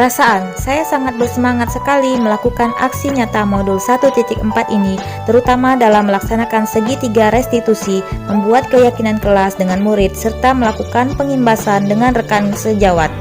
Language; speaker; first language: Indonesian; native; Indonesian